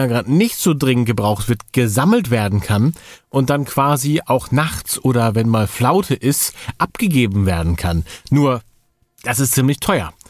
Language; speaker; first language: German; native; German